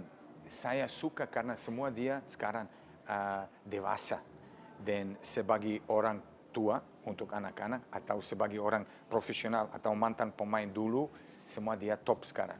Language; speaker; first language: Indonesian; non-native, fluent; Serbian